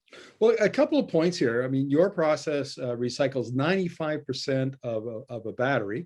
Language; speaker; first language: English; native; English